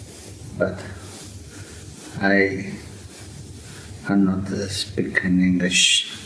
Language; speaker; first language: English; non-native, learner; Spanish